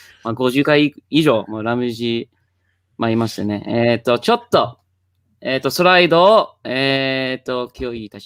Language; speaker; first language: Japanese; non-native, learner; English